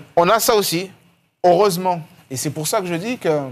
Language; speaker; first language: French; native; French